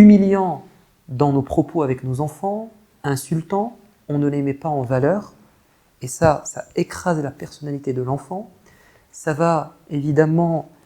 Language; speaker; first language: French; native; French